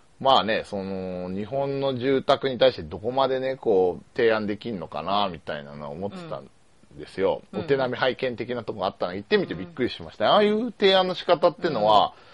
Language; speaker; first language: Japanese; native; Japanese